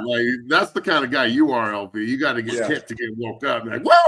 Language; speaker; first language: English; native; English